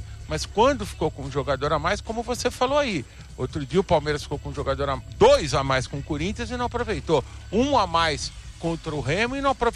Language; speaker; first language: Portuguese; native; Portuguese